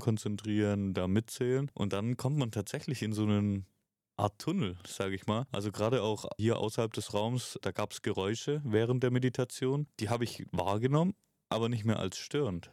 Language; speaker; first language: German; native; German